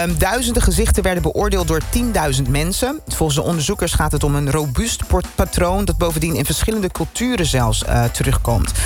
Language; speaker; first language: Dutch; native; Dutch